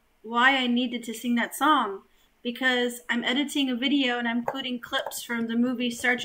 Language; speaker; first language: English; native; English